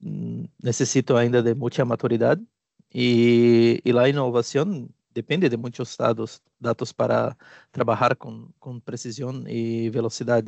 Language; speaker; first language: Spanish; non-native, fluent; Portuguese